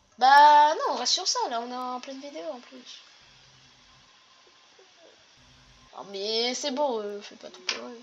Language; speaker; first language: French; native; French